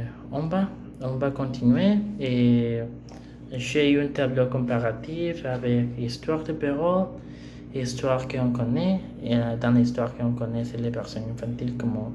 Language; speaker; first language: French; non-native, learner; Spanish